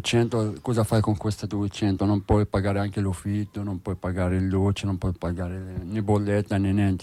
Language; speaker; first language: Italian; non-native, learner; Arabic